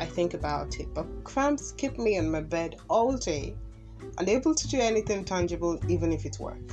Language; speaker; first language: English; non-native, local second language; Yoruba